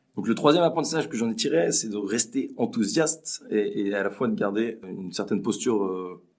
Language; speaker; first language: French; native; French